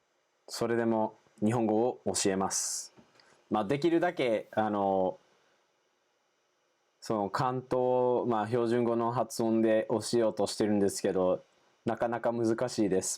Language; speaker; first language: Japanese; non-native, fluent; English